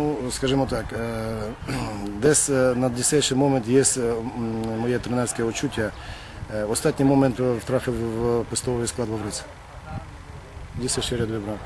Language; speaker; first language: Polish; non-native, learner; Ukrainian